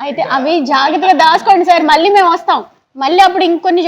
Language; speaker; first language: Telugu; native; Telugu